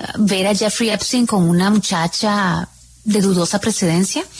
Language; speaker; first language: Spanish; native; Spanish